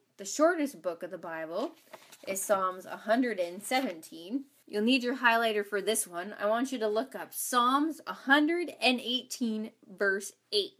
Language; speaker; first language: English; native; English